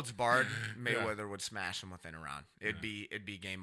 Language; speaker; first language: English; native; English